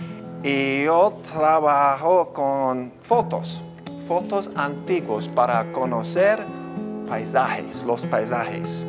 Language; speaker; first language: Spanish; non-native, learner; English